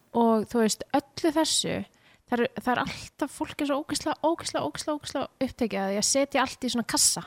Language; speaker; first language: Icelandic; native; Icelandic